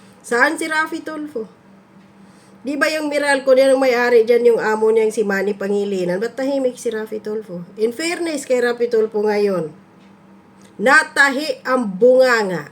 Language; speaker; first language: Filipino; non-native, local second language; Cebuano